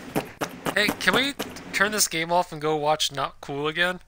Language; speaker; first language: English; native; English